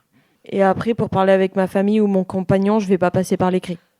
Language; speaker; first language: French; native; French